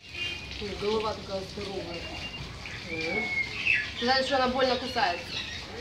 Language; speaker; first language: Russian; native; Russian